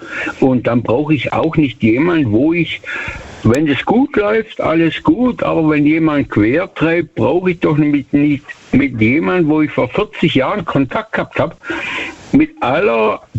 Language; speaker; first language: German; native; German